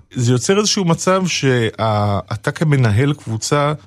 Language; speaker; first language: Hebrew; native; Hebrew